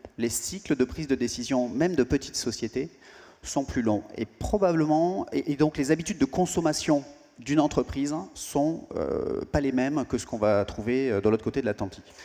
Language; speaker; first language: French; native; French